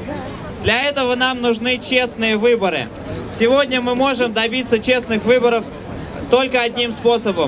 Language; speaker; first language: Russian; native; Russian